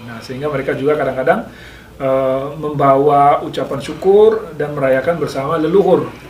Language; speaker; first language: Indonesian; native; Indonesian